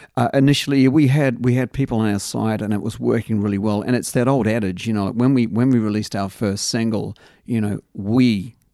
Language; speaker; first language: English; native; English